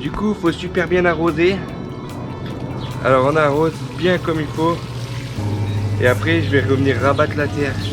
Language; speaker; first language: French; native; French